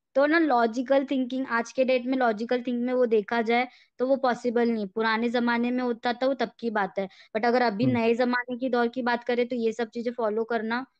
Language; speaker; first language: Hindi; native; Hindi